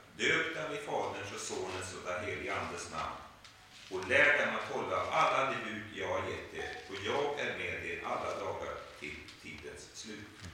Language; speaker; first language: Swedish; native; Swedish